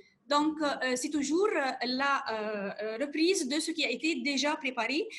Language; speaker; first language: French; non-native, fluent; Arabic